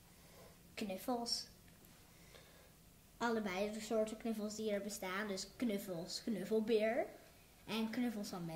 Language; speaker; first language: Dutch; native; Dutch